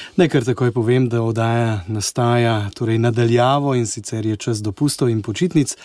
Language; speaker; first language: Slovenian; native; Slovenian